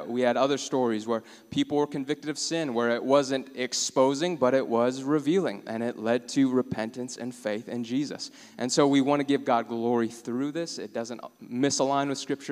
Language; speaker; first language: English; native; English